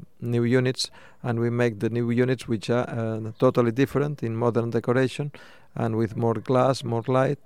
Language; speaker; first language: English; non-native, fluent; Spanish